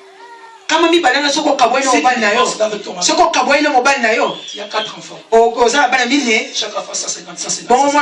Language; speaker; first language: French; non-native, local second language; Lingala